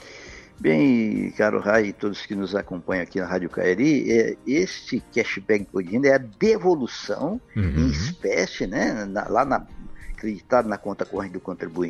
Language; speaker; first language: Portuguese; native; Portuguese